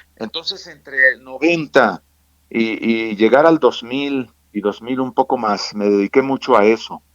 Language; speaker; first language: Spanish; native; Spanish